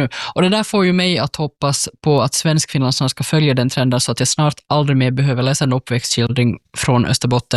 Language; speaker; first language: Swedish; native; Swedish